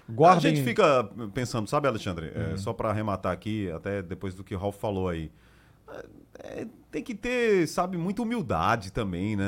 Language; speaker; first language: Portuguese; native; Portuguese